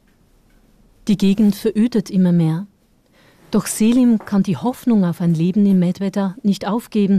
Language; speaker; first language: German; native; German